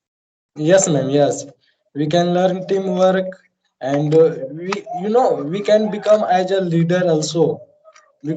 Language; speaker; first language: English; non-native, learner; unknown